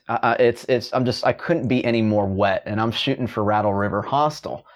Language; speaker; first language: English; native; English